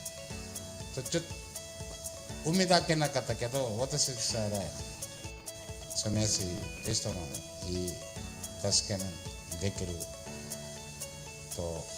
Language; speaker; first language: Japanese; non-native, learner; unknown